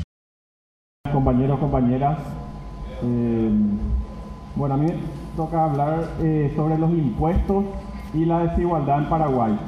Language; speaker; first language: Spanish; native; Spanish